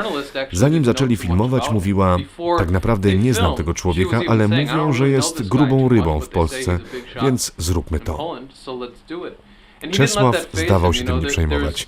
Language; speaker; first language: Polish; non-native, fluent; English